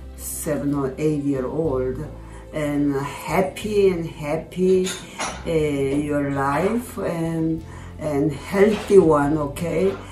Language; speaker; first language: English; non-native, fluent; Korean